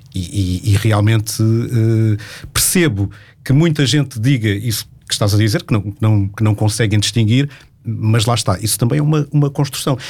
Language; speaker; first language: Portuguese; native; Portuguese